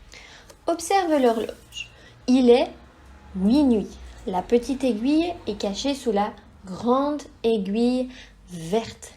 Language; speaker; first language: French; native; French